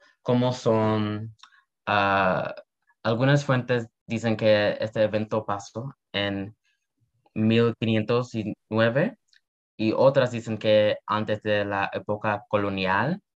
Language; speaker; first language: Spanish; non-native, learner; English